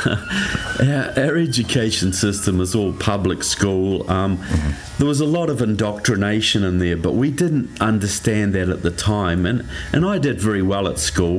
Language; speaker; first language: English; native; English